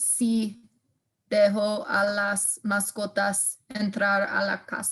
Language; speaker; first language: Spanish; non-native, learner; English